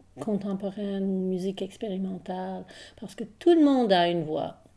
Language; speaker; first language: French; non-native, local second language; English